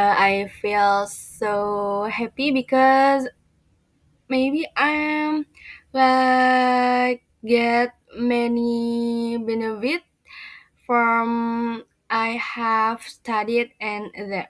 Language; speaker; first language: English; non-native, learner; Indonesian